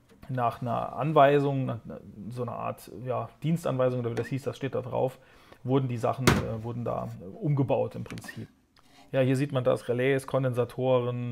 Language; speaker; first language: German; native; German